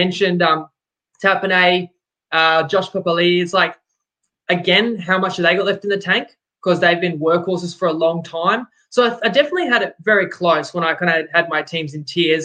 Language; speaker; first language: English; native; English